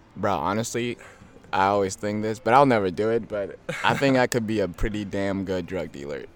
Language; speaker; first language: English; early bilingual, other home language; Amharic